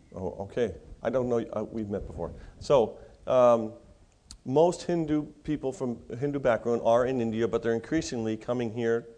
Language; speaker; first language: English; native; English